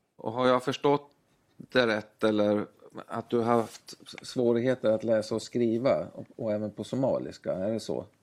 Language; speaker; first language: Swedish; native; Swedish